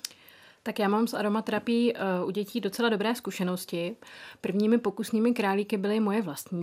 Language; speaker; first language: Czech; native; Czech